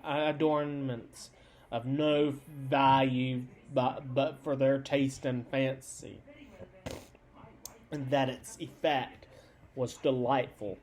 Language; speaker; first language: English; native; English